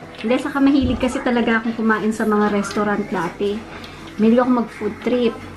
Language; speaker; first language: Filipino; non-native, local second language; Iloko